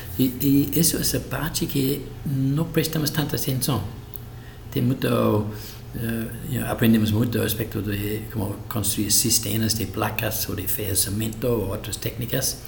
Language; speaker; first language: Portuguese; non-native, fluent; Spanish